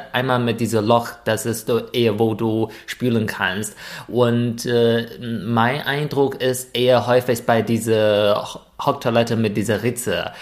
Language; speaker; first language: German; non-native, fluent; Chinese